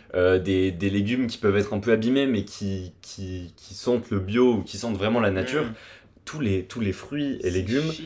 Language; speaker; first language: French; native; French